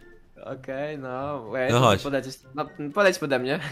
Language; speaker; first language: Polish; native; Polish